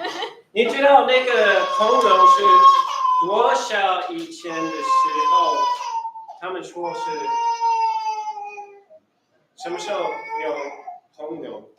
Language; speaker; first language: Chinese; early bilingual, heritage; Chinese